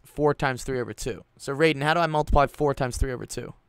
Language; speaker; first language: English; native; English